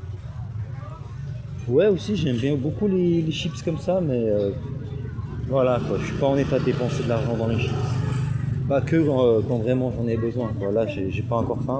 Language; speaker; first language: French; native; French